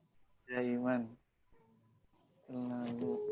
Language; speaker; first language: Indonesian; native; Indonesian